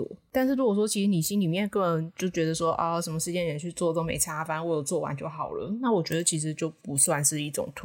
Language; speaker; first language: Chinese; native; Chinese